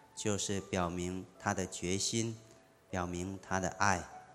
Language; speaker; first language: Chinese; native; Chinese